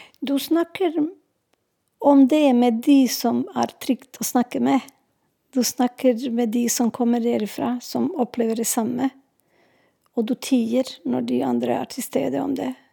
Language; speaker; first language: Norwegian; non-native, fluent; Serbian